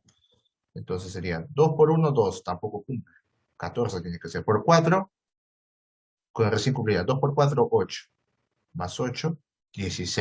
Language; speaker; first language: Spanish; native; Spanish